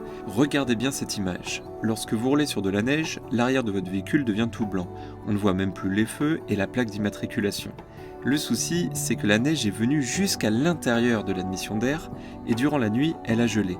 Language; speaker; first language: French; native; French